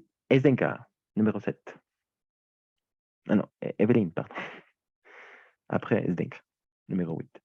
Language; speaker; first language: French; native; French